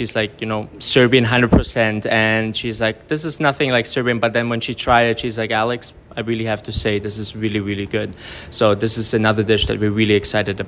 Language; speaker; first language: English; non-native, fluent; German